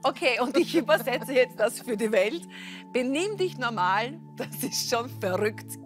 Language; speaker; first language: German; native; German